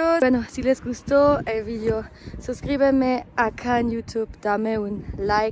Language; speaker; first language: Spanish; non-native, fluent; German